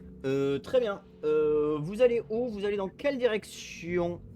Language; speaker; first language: French; native; French